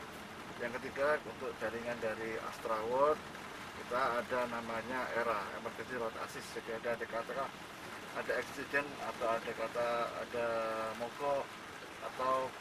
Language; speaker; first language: Indonesian; native; Indonesian